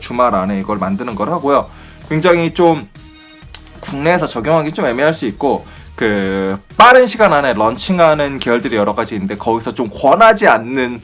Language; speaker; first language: Korean; native; Korean